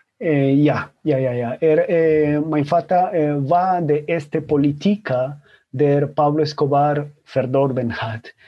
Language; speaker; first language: German; non-native, fluent; Spanish